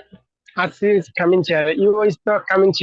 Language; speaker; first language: Italian; non-native, learner; Bangla